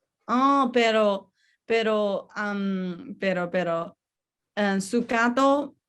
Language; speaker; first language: Spanish; non-native, learner; English